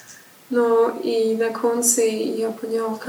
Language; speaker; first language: Russian; non-native, learner; Slovak